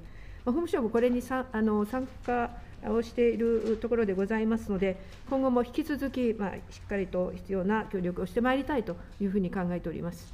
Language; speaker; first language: Japanese; native; Japanese